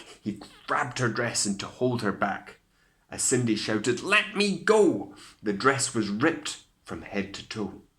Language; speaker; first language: English; native; English